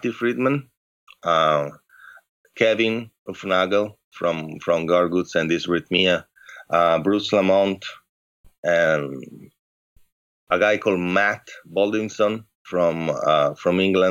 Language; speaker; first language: English; non-native, fluent; Italian